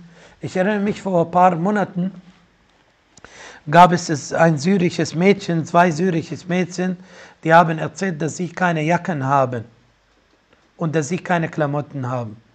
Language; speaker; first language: German; non-native, fluent; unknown